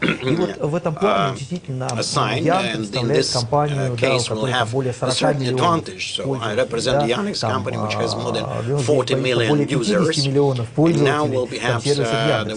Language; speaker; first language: Russian; native; Russian